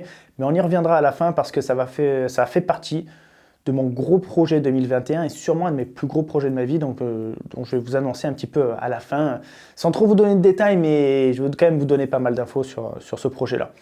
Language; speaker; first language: French; native; French